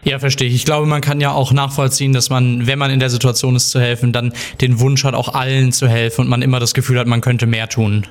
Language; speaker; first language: German; native; German